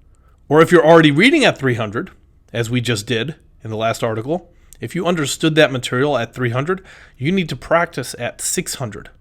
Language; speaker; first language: English; native; English